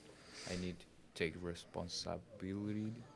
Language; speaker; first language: English; non-native, learner; Spanish